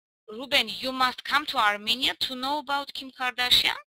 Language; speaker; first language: English; non-native, fluent; Armenian